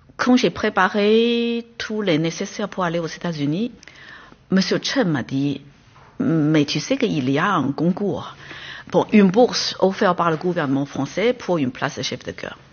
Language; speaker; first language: French; non-native, fluent; Chinese